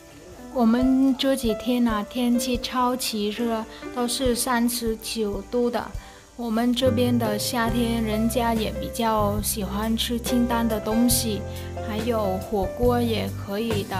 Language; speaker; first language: Chinese; non-native, fluent; Vietnamese